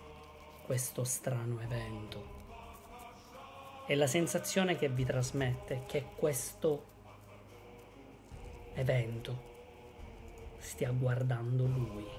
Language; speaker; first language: Italian; native; Italian